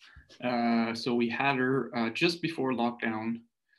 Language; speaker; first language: English; non-native, fluent; French